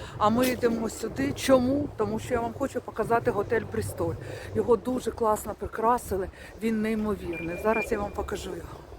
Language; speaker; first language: Ukrainian; non-native, local second language; Russian